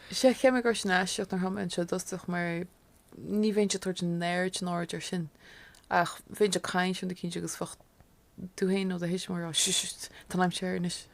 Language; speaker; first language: Irish; non-native, local second language; English